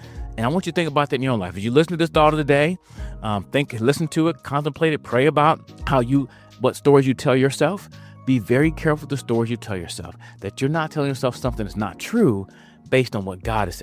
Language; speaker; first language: English; native; English